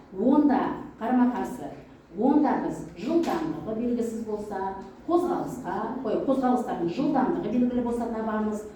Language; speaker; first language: Kazakh; native; Kazakh